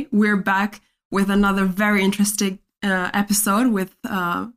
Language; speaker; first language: English; non-native, fluent; Spanish